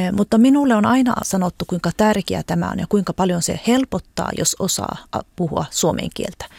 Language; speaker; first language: Finnish; early bilingual, heritage; Finnish